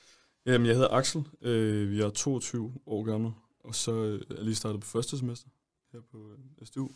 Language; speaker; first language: Danish; native; Danish